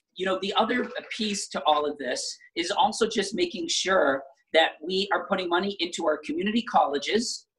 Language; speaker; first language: English; native; English